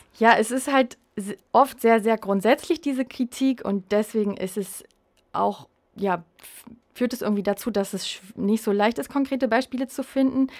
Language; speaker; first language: German; native; German